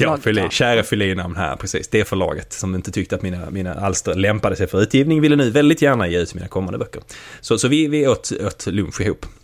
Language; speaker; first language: Swedish; native; Swedish